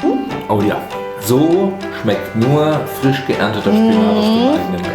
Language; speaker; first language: German; native; German